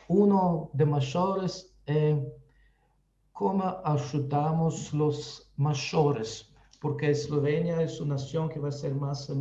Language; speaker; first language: Spanish; non-native, fluent; Slovenian